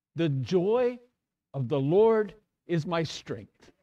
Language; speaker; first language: English; native; English